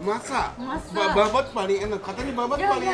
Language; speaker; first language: Indonesian; non-native, fluent; Japanese